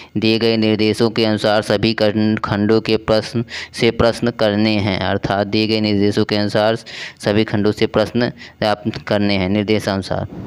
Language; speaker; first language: Hindi; native; Hindi